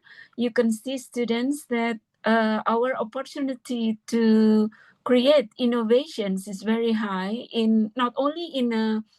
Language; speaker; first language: English; non-native, fluent; Indonesian